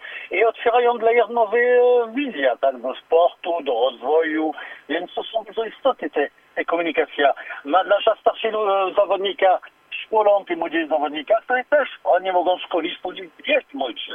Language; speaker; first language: Polish; non-native, learner; French